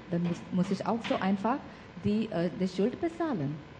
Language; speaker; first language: German; non-native, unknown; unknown